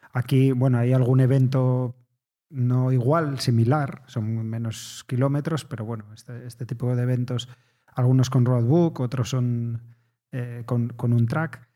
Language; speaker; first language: Spanish; native; Spanish